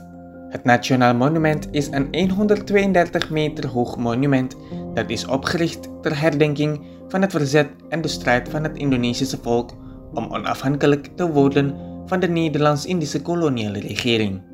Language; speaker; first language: Dutch; non-native, fluent; Indonesian